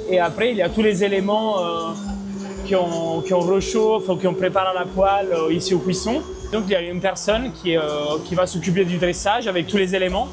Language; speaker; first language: French; non-native, fluent; Italian